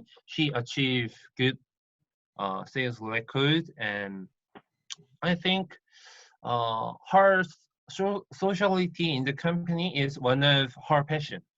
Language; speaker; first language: English; non-native, learner; Korean